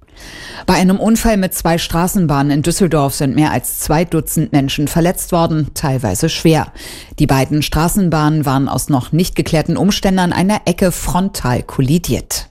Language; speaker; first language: German; native; German